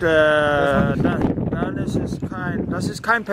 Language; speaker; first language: German; non-native, learner; Danish